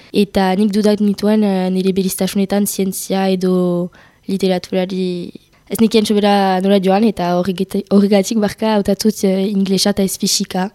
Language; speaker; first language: Basque; non-native, local second language; French